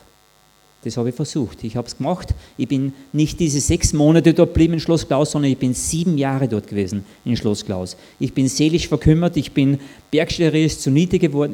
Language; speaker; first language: German; native; German